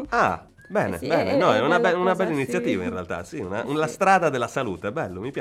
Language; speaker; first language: Italian; native; Italian